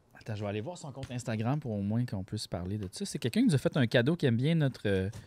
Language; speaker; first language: French; native; French